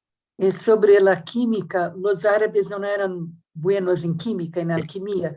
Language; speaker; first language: Spanish; non-native, learner; Portuguese